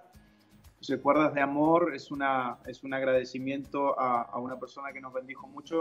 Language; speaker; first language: Spanish; native; Spanish